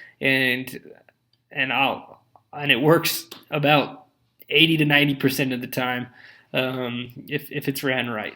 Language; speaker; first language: English; native; English